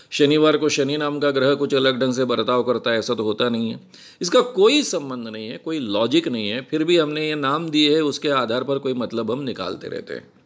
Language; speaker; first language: Hindi; native; Hindi